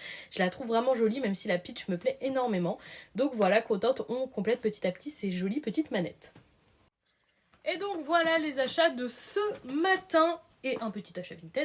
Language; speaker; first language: French; native; French